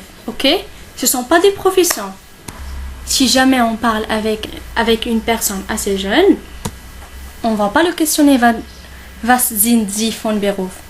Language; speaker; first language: French; non-native, local second language; Arabic